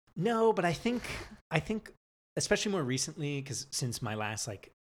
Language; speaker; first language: English; native; English